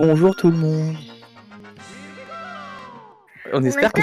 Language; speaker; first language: French; native; French